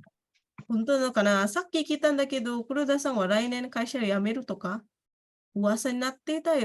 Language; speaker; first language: Japanese; non-native, fluent; Indonesian